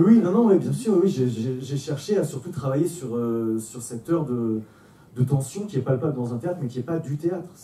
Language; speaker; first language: French; native; French